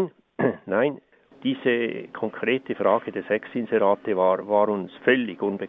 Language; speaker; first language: German; native; German